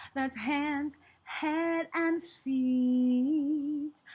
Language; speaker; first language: English; native; English